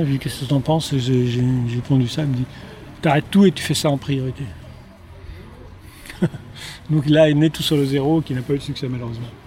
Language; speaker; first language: French; native; French